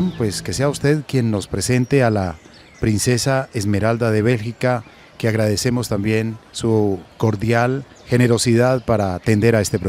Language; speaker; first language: Spanish; native; Spanish